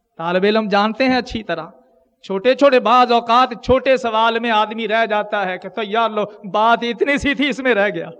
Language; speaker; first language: Urdu; non-native, local second language; Punjabi